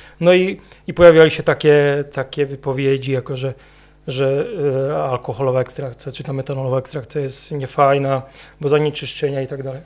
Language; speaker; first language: Polish; non-native, fluent; Czech